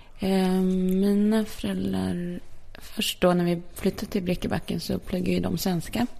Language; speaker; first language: Swedish; early bilingual, other home language; Polish